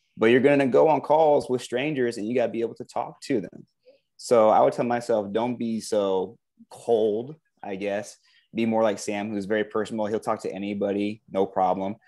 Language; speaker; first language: English; native; English